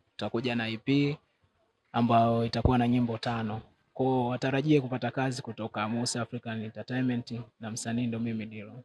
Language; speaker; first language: Swahili; native; Swahili